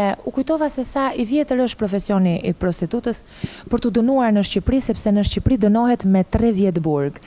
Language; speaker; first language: Albanian; native; Albanian